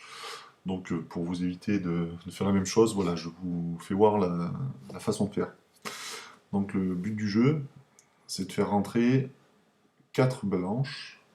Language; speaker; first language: French; native; French